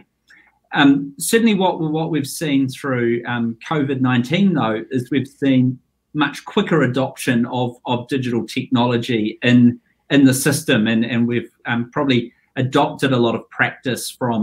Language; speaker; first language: English; native; English